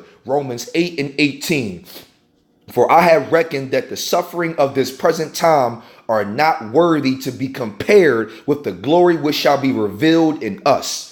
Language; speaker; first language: English; native; English